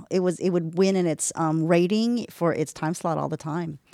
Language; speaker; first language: English; native; English